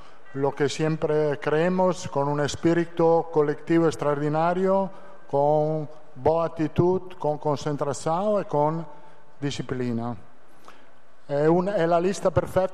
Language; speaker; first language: Portuguese; non-native, fluent; Italian